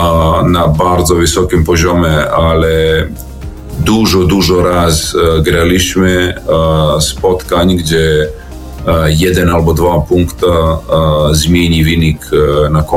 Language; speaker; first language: Polish; non-native, learner; Serbian